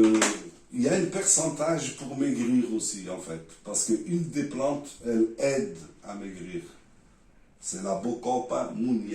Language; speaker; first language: French; non-native, learner; Portuguese